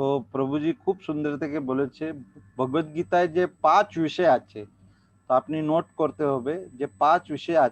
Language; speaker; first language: Bangla; non-native, learner; Hindi